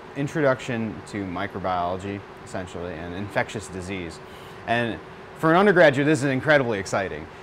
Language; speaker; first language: English; native; English